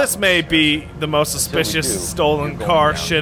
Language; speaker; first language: English; native; English